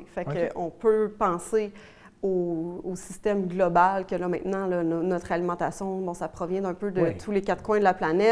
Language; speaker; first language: French; native; French